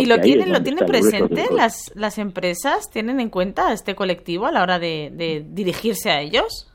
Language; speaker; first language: Spanish; native; Spanish